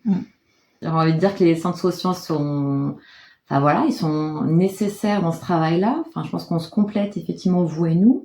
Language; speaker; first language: French; native; French